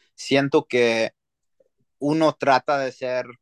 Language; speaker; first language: Spanish; early bilingual, heritage; Spanish